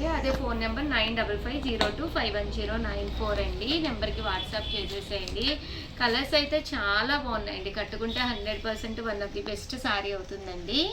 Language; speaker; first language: Telugu; native; Telugu